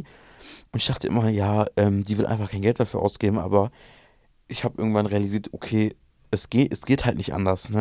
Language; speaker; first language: German; early bilingual, other home language; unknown